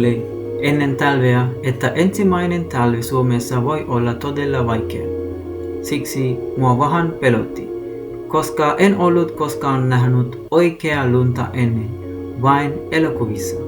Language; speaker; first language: Finnish; non-native, learner; Sinhala